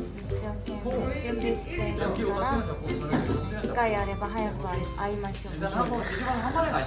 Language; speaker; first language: Japanese; non-native, learner; Korean